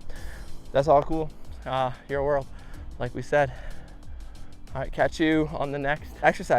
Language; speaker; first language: English; native; English